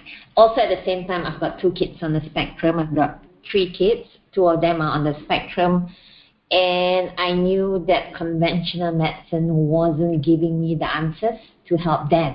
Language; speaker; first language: English; non-native, local second language; Malay